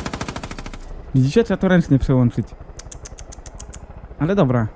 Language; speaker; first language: Polish; native; Polish